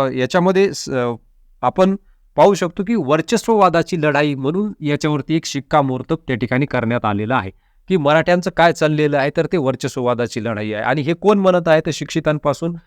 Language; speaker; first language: Marathi; native; Marathi